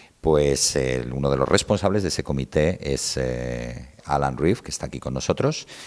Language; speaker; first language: Spanish; native; Spanish